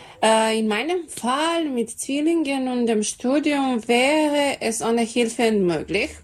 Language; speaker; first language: German; non-native, learner; Serbian